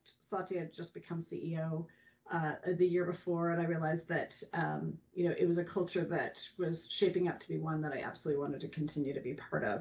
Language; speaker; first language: English; native; English